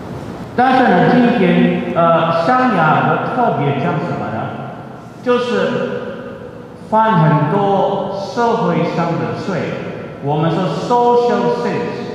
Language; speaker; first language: Chinese; non-native, fluent; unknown